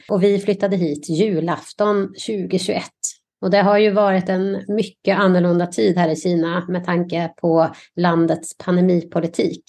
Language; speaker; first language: Swedish; native; Swedish